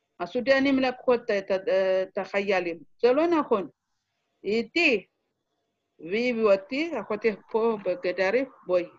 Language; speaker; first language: Hebrew; non-native, fluent; Amharic